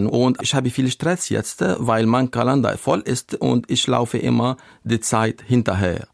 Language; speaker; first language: German; non-native, learner; Arabic